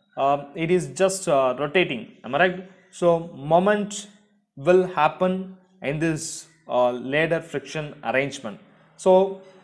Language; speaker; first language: English; non-native, local second language; Tamil